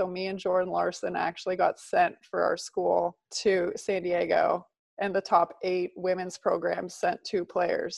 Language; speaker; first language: English; native; English